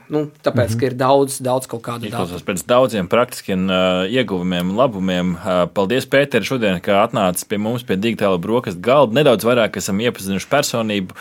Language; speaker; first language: Latvian; native; Latvian